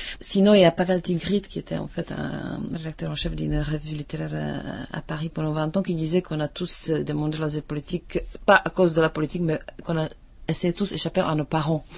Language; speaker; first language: French; non-native, fluent; Czech